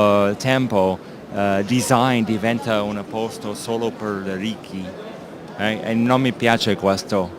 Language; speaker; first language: Italian; non-native, learner; English